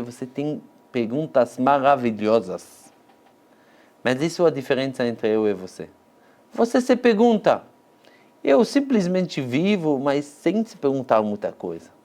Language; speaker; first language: Portuguese; non-native, fluent; Hebrew